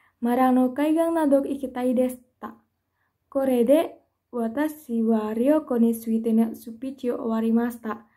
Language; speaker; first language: Japanese; non-native, learner; Indonesian